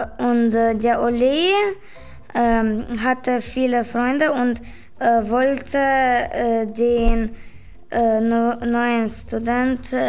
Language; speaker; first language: German; non-native, local second language; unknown